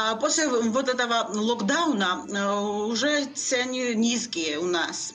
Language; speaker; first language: Russian; non-native, fluent; Georgian